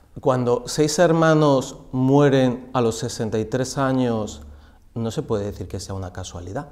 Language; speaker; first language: Spanish; native; Spanish